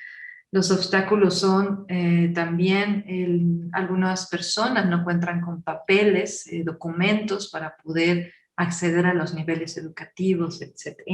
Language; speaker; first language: Spanish; native; Spanish